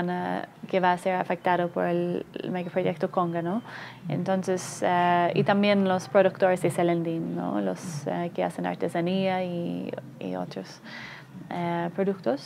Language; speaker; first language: Spanish; non-native, fluent; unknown